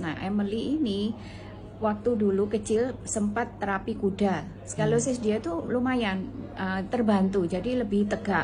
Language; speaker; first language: Indonesian; non-native, local second language; Malay